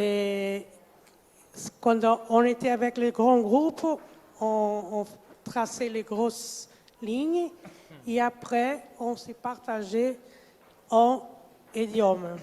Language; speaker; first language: French; non-native, fluent; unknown